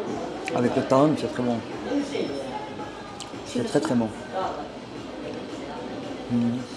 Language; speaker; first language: French; early bilingual, heritage; Turkish